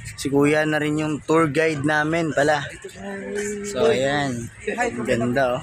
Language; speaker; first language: Filipino; non-native, local second language; Cebuano